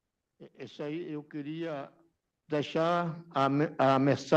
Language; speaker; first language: Portuguese; non-native, local second language; Yanomámi